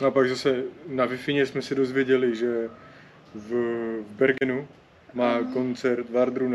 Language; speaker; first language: Czech; native; Czech